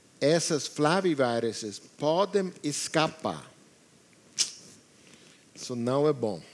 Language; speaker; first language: Portuguese; non-native, learner; English